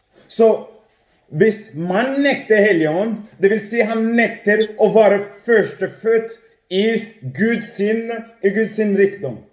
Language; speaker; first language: Norwegian; non-native, fluent; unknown